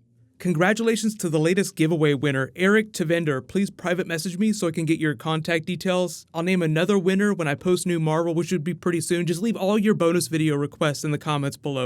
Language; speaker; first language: English; native; English